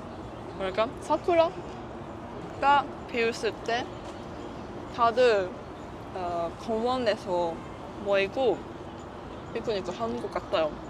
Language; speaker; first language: Korean; non-native, learner; Japanese